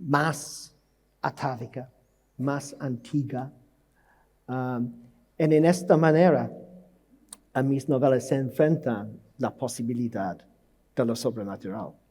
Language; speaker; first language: Spanish; non-native, learner; English